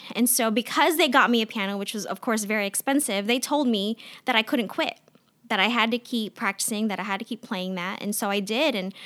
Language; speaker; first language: English; non-native, local second language; Filipino